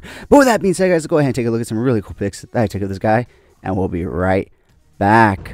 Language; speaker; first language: English; native; English